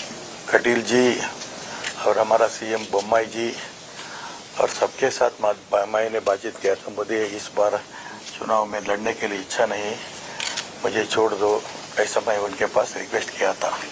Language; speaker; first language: Hindi; non-native, local second language; Kannada